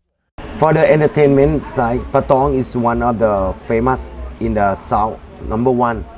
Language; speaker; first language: English; non-native, fluent; Thai